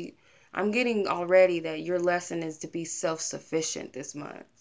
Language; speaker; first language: English; native; English